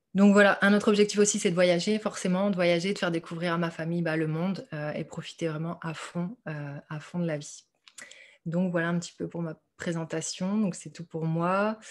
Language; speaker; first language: French; native; French